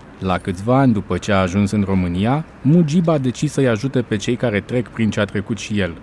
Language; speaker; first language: Romanian; native; Romanian